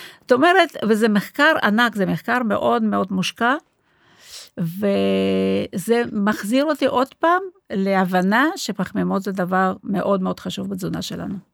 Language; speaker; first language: Hebrew; non-native, fluent; Russian